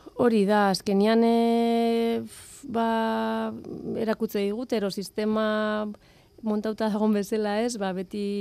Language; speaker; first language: Basque; native; Basque